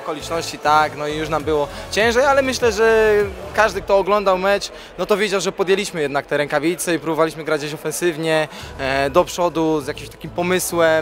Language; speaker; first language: Polish; native; Polish